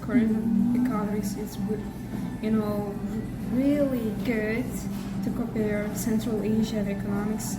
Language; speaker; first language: English; non-native, learner; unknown